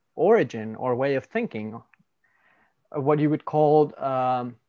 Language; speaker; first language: English; non-native, fluent; Spanish